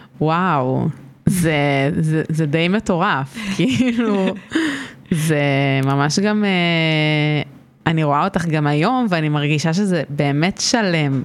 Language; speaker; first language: Hebrew; native; Hebrew